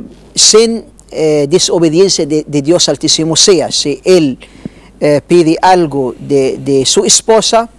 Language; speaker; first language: Spanish; non-native, learner; Arabic